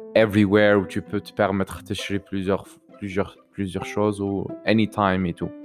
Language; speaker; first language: French; non-native, local second language; Arabic